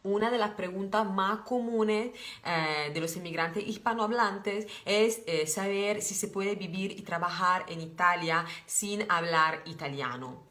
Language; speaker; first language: Spanish; non-native, fluent; Italian